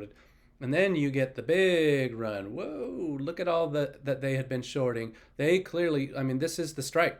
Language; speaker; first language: English; native; English